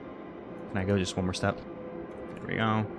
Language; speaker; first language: English; native; English